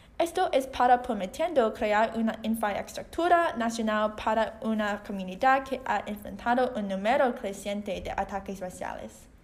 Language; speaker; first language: Spanish; non-native, learner; Chinese